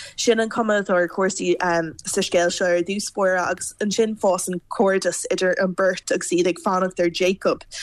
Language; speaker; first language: Irish; non-native, local second language; English